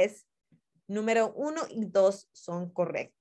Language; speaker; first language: Spanish; non-native, fluent; English